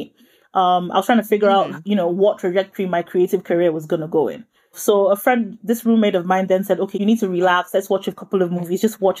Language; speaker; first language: English; non-native, local second language; Yoruba